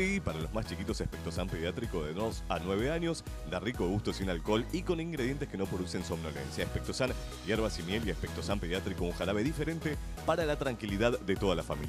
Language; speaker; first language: Spanish; native; Spanish